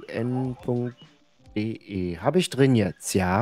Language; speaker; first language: German; native; German